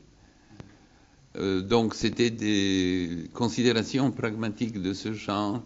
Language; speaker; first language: French; non-native, fluent; Bulgarian